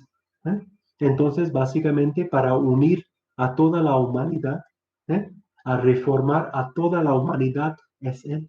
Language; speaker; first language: Spanish; non-native, fluent; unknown